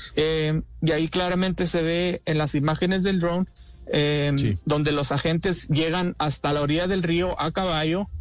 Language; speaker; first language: Spanish; early bilingual, heritage; Spanish